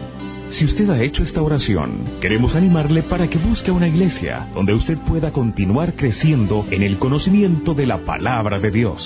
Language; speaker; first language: Spanish; native; Spanish